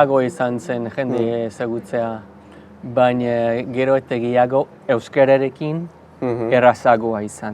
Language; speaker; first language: Basque; non-native, learner; English